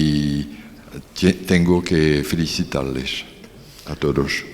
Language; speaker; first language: Spanish; non-native, learner; French